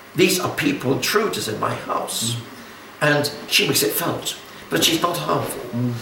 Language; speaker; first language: English; native; English